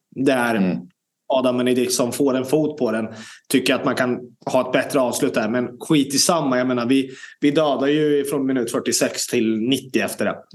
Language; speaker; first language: Swedish; native; Swedish